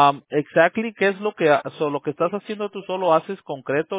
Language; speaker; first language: Spanish; early bilingual, heritage; Spanish